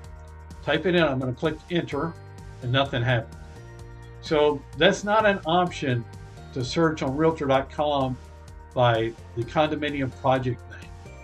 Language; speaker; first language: English; native; English